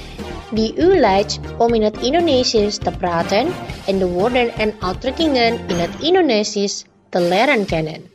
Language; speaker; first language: Dutch; non-native, learner; Indonesian